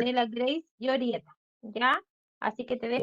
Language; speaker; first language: Spanish; native; Spanish